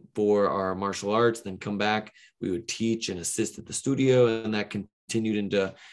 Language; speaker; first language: English; native; English